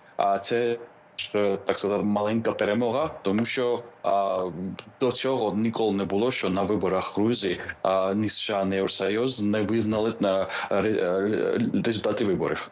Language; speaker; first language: Ukrainian; non-native, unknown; Georgian